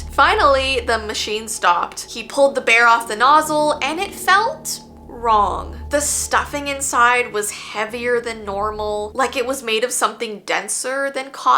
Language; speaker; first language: English; native; English